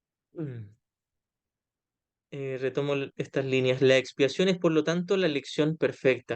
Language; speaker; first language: Spanish; native; Spanish